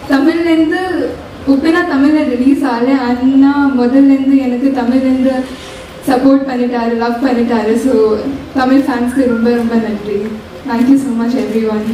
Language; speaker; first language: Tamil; non-native, learner; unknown